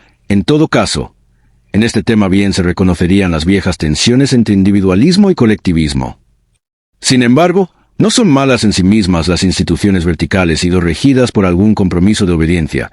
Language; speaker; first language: Spanish; native; Spanish